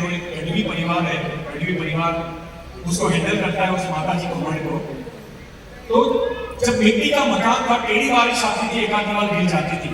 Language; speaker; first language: Hindi; non-native, local second language; Gujarati